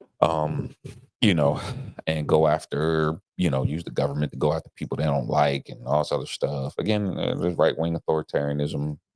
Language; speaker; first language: English; native; English